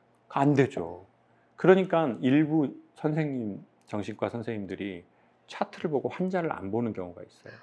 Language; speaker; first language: Korean; native; Korean